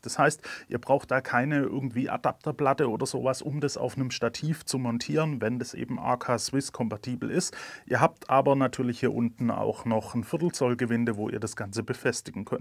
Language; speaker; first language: German; native; German